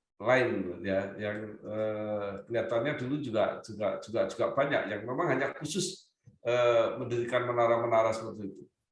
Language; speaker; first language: Indonesian; native; Indonesian